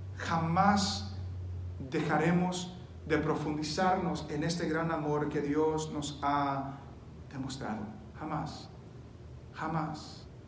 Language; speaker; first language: Spanish; early bilingual, heritage; Spanish